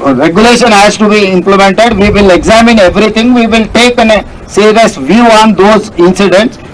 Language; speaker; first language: English; non-native, local second language; Telugu